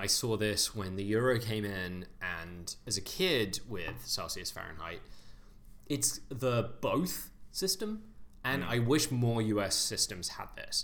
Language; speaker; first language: English; native; English